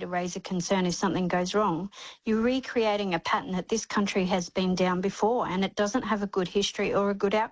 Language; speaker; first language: English; native; English